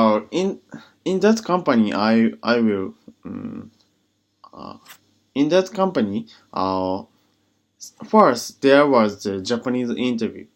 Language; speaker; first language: English; non-native, learner; Japanese